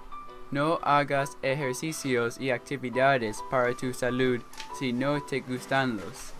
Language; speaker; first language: Spanish; non-native, learner; English